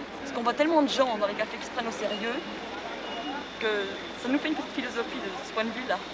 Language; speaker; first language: French; native; French